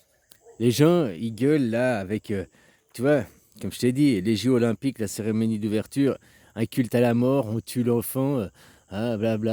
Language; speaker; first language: French; native; French